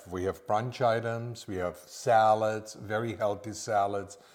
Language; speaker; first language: English; non-native, fluent; German